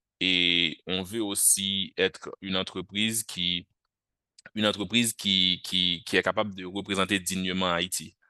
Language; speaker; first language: French; non-native, local second language; Haitian Creole